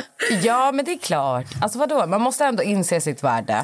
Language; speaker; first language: Swedish; native; Swedish